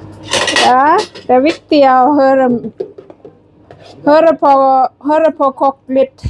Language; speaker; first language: Norwegian; non-native, learner; Thai